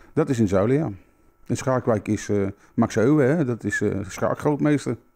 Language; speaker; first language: Dutch; native; Dutch